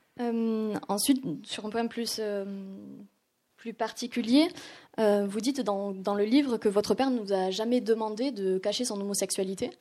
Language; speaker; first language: French; native; French